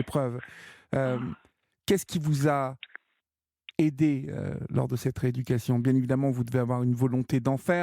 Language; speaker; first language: French; native; French